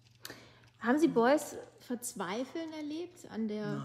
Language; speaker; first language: German; native; German